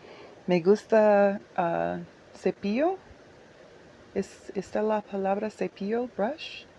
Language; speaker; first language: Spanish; non-native, learner; English